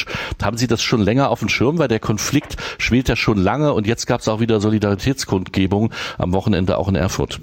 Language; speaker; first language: German; native; German